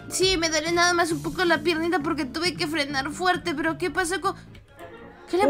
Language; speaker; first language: Spanish; native; Spanish